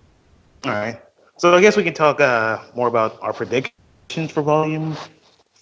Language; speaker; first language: English; native; English